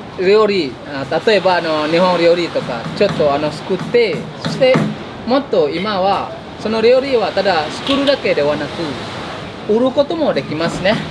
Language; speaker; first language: Japanese; non-native, fluent; Indonesian